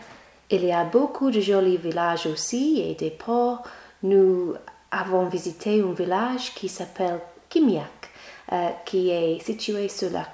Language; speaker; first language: French; non-native, learner; English